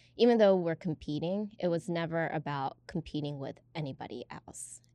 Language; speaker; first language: English; native; English